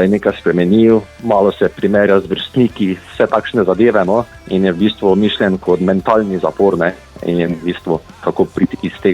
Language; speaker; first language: Slovenian; native; Slovenian